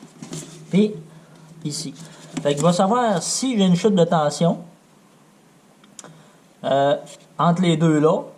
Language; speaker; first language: French; native; French